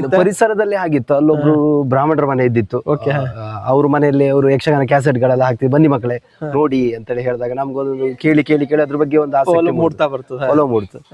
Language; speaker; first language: Kannada; native; Kannada